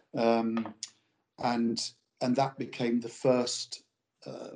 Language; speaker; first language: English; native; English